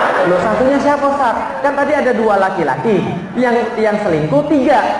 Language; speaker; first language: Indonesian; native; Indonesian